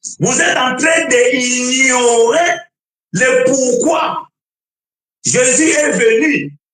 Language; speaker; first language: French; non-native, fluent; Portuguese